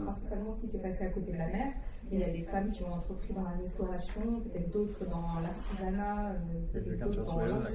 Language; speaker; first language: French; native; French